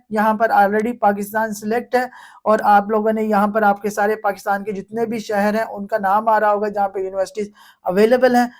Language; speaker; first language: Urdu; non-native, local second language; Punjabi